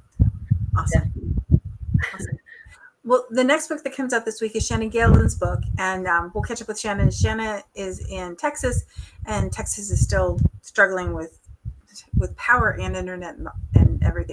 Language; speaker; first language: English; native; English